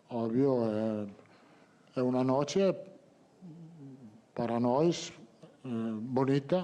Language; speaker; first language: Portuguese; non-native, learner; Italian